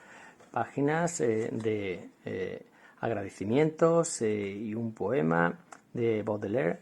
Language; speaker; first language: Spanish; native; Spanish